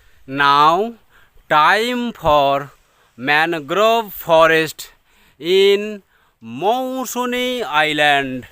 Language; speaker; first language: English; non-native, local second language; Bangla